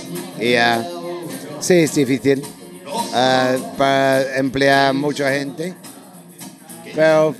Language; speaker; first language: Spanish; non-native, learner; English